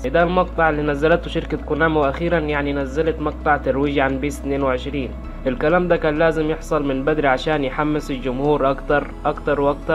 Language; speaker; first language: Arabic; native; Arabic